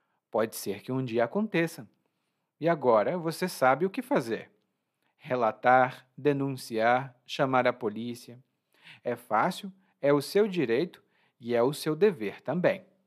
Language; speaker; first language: Portuguese; native; Portuguese